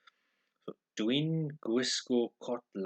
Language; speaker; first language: Welsh; non-native, learner; English